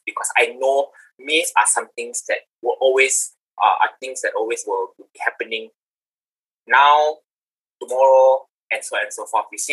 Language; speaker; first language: English; non-native, local second language; Malay